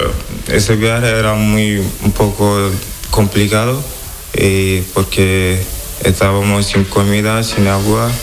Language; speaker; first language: Spanish; non-native, learner; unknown